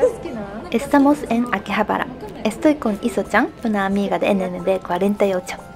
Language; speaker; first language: Spanish; non-native, fluent; Japanese